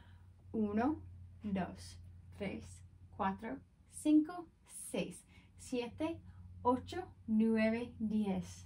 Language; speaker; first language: Spanish; non-native, fluent; English